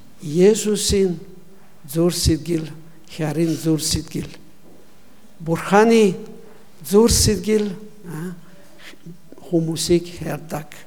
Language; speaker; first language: Mongolian; non-native, learner; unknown